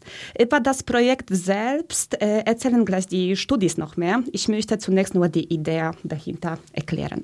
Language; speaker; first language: German; early bilingual, other home language; Polish